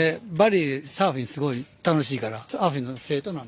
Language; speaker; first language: Japanese; native; Japanese